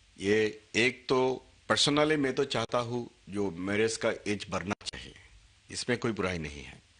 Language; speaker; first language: Hindi; non-native, local second language; Assamese